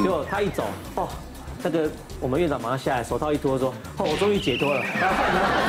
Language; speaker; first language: Chinese; native; Chinese